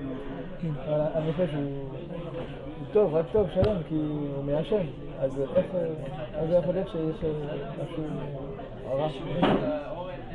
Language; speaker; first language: Hebrew; non-native, learner; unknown